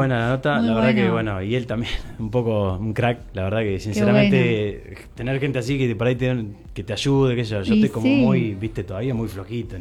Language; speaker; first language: Spanish; native; Spanish